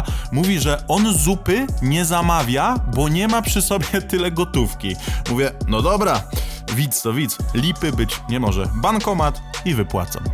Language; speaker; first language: Polish; native; Polish